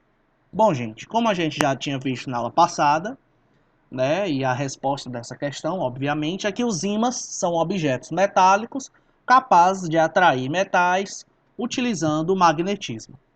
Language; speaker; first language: Portuguese; native; Portuguese